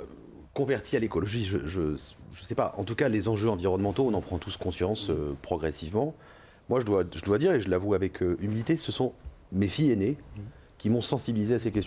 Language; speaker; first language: French; native; French